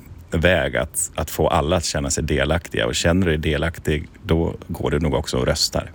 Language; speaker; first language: Swedish; native; Swedish